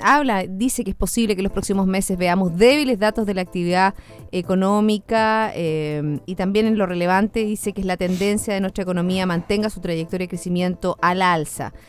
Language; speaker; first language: Spanish; native; Spanish